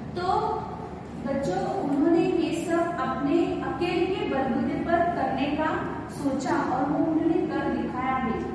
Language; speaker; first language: Hindi; non-native, local second language; Marathi